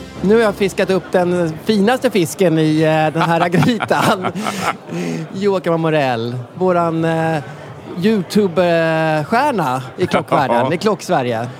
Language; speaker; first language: Swedish; native; Swedish